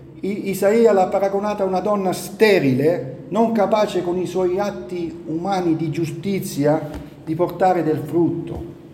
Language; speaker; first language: Italian; native; Italian